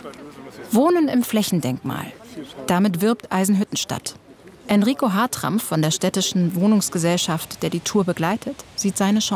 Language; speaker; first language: German; native; German